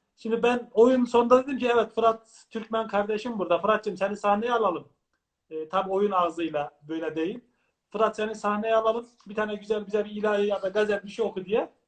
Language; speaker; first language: Turkish; native; Turkish